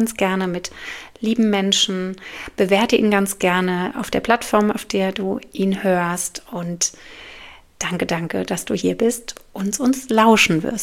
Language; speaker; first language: German; native; German